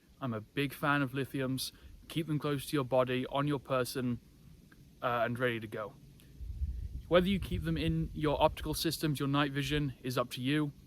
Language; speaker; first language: English; native; English